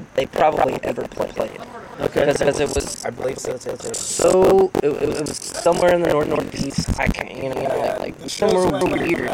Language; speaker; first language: English; native; English